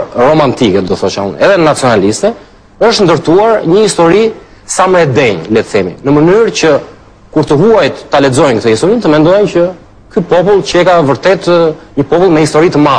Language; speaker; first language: Albanian; native; Albanian